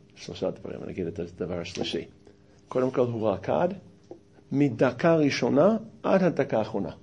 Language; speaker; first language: Hebrew; non-native, fluent; English